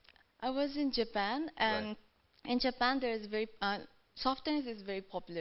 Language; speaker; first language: English; non-native, learner; Nepali